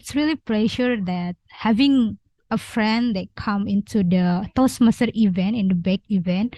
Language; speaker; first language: English; non-native, learner; Indonesian